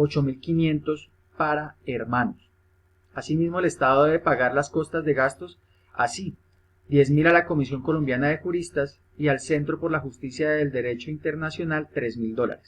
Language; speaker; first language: Spanish; native; Spanish